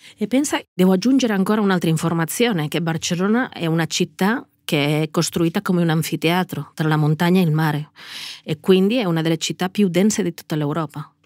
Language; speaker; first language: Italian; non-native, fluent; Catalan